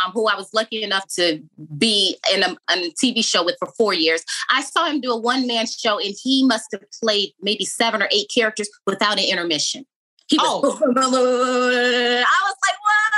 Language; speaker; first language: English; native; English